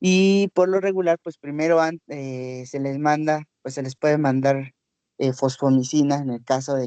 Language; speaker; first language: Spanish; native; Spanish